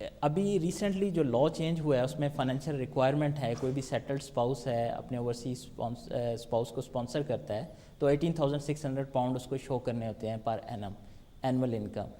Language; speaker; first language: Urdu; native; Urdu